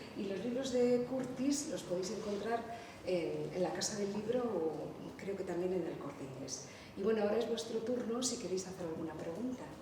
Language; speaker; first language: Spanish; native; Spanish